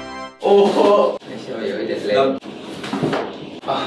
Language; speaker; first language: Chinese; non-native, learner; Thai